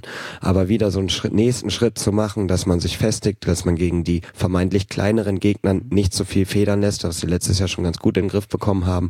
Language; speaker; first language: German; native; German